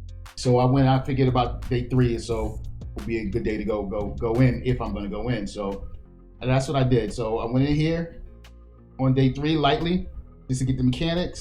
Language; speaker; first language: English; native; English